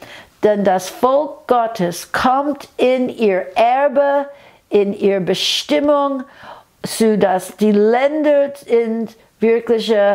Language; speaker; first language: German; non-native, fluent; English